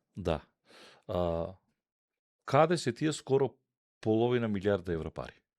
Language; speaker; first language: Macedonian; native; Macedonian